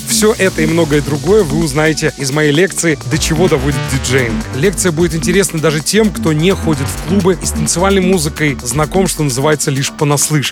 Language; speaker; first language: Russian; native; Russian